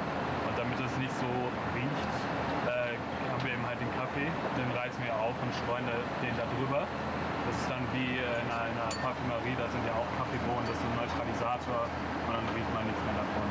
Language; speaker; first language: German; native; German